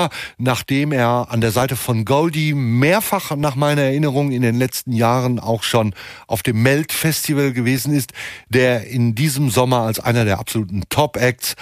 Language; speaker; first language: German; native; German